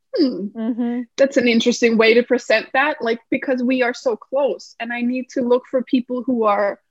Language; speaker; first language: English; non-native, fluent; Danish